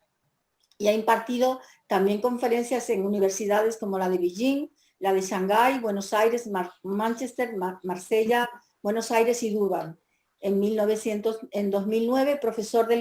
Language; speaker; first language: Spanish; native; Spanish